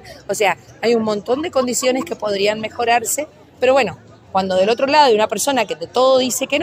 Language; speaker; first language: Spanish; native; Spanish